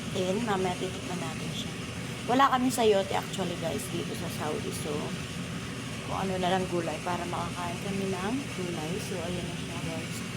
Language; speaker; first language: Filipino; non-native, local second language; Pampanga